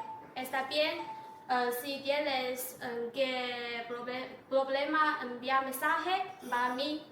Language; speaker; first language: Spanish; non-native, learner; Chinese